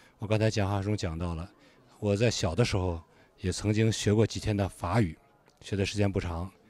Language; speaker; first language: Chinese; native; Chinese